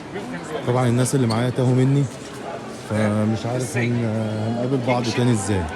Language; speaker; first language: Arabic; native; Arabic